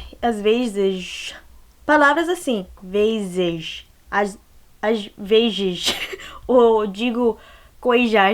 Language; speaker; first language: Portuguese; non-native, learner; English